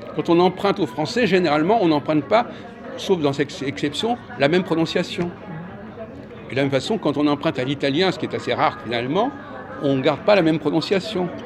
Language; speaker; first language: French; native; French